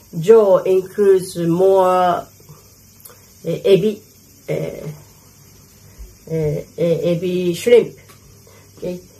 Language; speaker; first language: English; non-native, fluent; Japanese